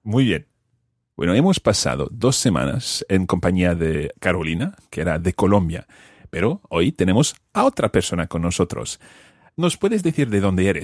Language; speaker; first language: Spanish; non-native, fluent; English